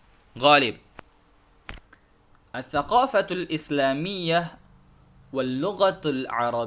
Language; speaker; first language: Arabic; non-native, fluent; Indonesian